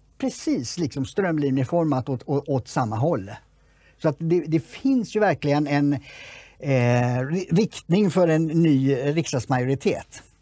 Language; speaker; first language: Swedish; native; Swedish